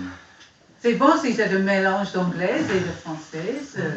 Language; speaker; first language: French; non-native, learner; English